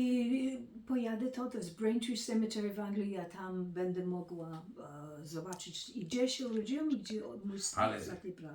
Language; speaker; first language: Polish; early bilingual, heritage; Polish